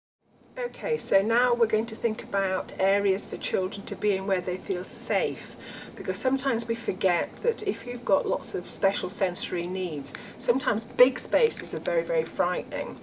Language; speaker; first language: English; native; English